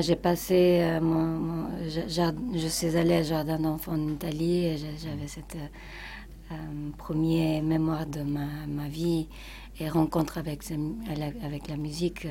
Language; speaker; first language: French; non-native, fluent; Japanese